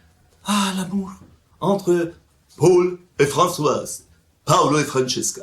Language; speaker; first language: French; non-native, fluent; Italian